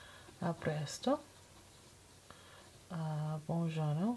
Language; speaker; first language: Italian; non-native, learner; English